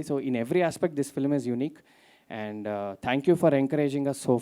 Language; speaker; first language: Telugu; native; Telugu